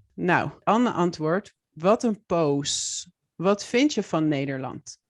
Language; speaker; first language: Dutch; native; Dutch